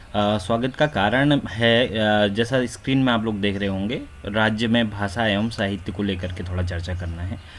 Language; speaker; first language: Hindi; native; Hindi